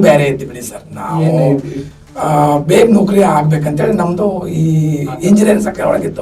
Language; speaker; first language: Kannada; non-native, local second language; Urdu